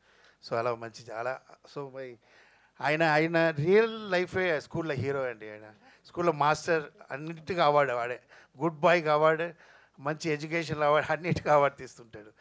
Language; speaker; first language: Telugu; non-native, local second language; Tamil